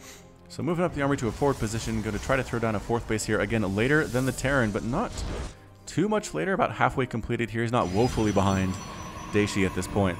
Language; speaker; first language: English; native; English